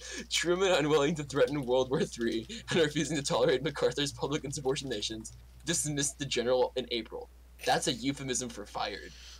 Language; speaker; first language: English; early bilingual, other home language; Russian